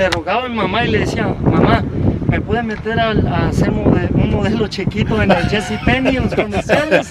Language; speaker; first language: Spanish; early bilingual, heritage; Spanish